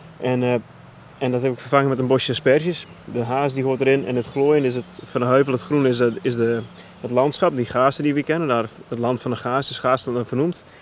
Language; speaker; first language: Dutch; non-native, local second language; Western Frisian